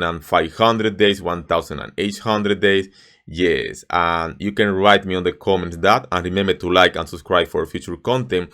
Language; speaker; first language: English; non-native, fluent; Spanish